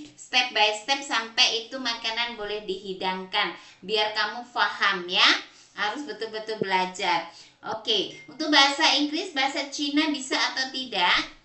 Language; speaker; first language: Indonesian; native; Indonesian